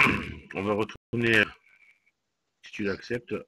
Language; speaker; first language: French; native; French